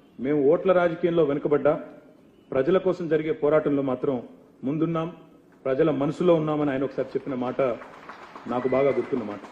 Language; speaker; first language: Telugu; native; Telugu